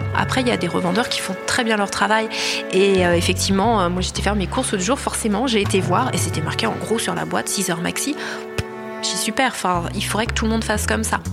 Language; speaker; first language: French; native; French